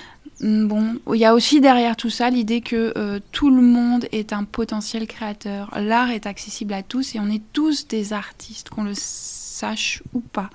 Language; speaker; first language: French; native; French